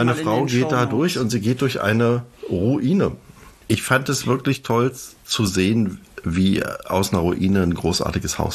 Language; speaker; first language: German; native; German